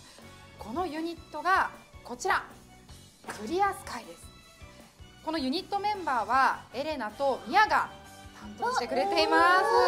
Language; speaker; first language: Japanese; native; Japanese